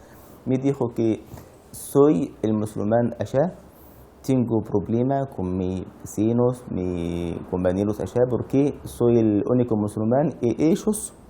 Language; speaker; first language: Spanish; non-native, learner; Arabic